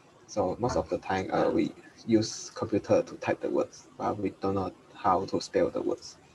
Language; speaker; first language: English; non-native, learner; Chinese